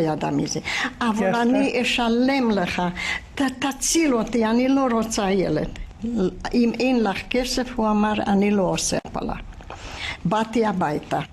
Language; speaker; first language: Hebrew; non-native, fluent; Hungarian